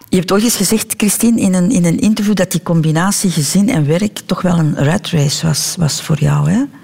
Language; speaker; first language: Dutch; native; Dutch